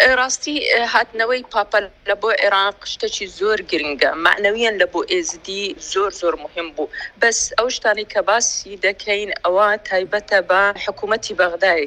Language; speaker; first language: Central Kurdish; non-native, local second language; Kurdish